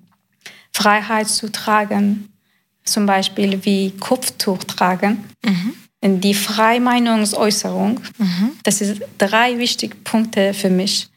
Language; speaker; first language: German; non-native, learner; Persian